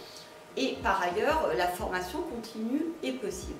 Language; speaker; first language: French; native; French